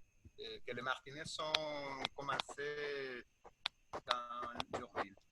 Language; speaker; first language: French; non-native, learner; Spanish